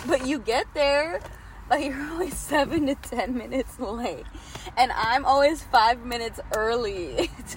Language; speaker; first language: English; early bilingual, other home language; Spanish